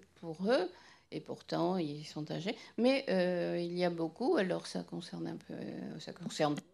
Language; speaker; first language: French; native; French